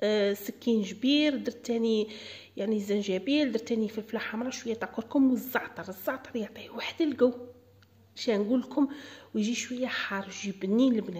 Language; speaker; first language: Arabic; native; Arabic